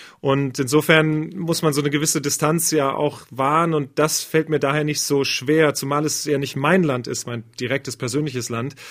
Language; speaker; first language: German; native; German